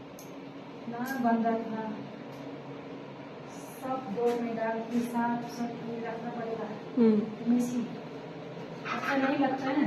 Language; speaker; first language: Hindi; non-native, local second language; Nepali